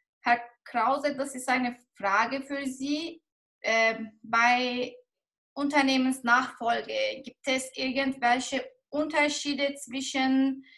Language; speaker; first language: German; non-native, fluent; Turkish